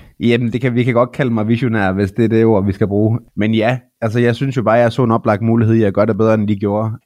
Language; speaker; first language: Danish; early bilingual, other home language; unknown